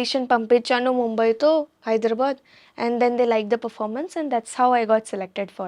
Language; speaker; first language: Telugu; non-native, learner; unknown